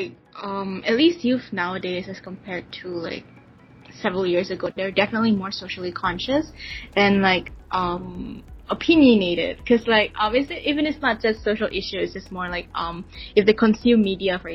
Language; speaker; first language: English; non-native, local second language; Malay